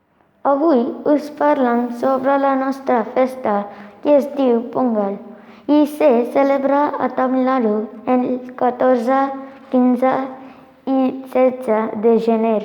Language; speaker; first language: Catalan; non-native, learner; Tamil